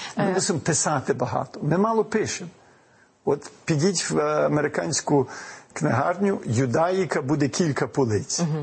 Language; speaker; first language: Ukrainian; early bilingual, heritage; Ukrainian